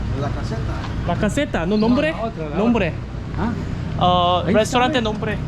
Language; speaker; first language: Spanish; non-native, learner; Korean